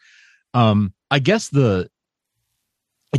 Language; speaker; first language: English; native; English